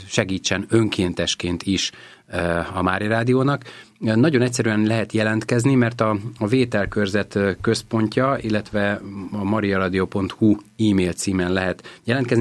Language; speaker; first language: Hungarian; native; Hungarian